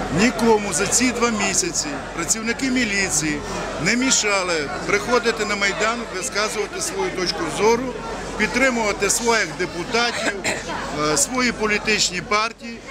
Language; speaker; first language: Ukrainian; native; Ukrainian